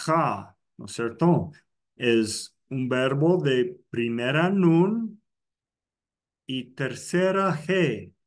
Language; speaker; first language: Spanish; non-native, fluent; English